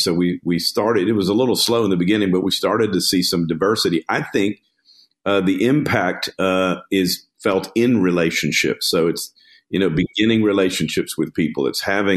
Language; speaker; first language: English; native; English